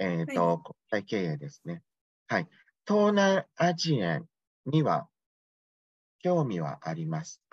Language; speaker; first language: Japanese; non-native, fluent; Thai